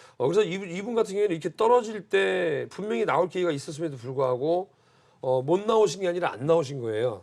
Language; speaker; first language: Korean; native; Korean